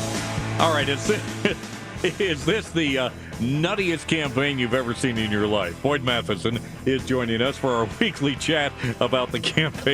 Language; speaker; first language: English; native; English